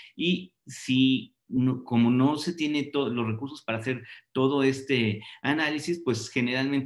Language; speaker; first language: Spanish; native; Spanish